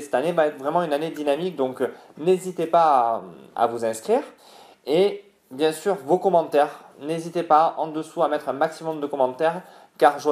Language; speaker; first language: French; native; French